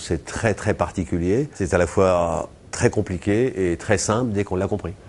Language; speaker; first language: French; native; French